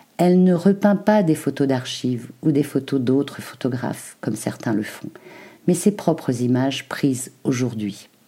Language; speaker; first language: French; native; French